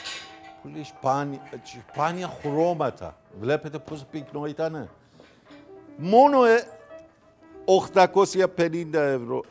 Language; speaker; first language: Greek; non-native, fluent; Persian